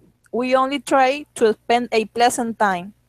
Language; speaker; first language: English; non-native, learner; Spanish